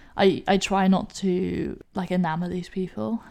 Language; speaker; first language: English; native; English